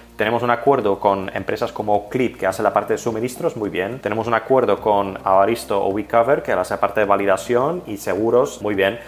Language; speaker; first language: Spanish; non-native, fluent; Dutch